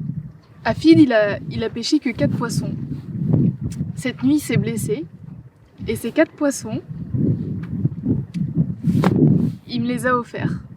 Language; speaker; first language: French; native; French